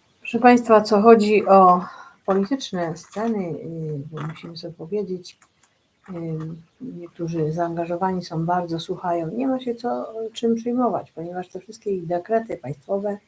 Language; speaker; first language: Polish; native; Polish